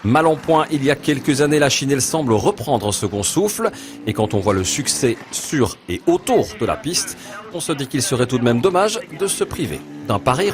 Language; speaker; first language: French; native; French